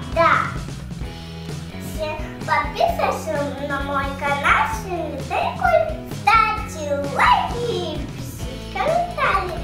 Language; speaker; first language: Russian; early bilingual, heritage; Russian